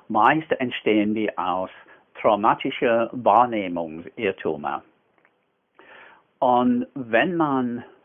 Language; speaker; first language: German; non-native, fluent; English